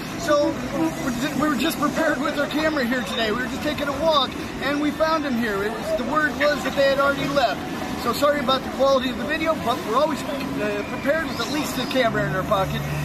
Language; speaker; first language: English; native; English